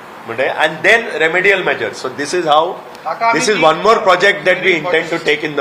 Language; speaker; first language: English; non-native, local second language; Konkani